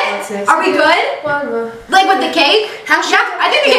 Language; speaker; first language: English; native; English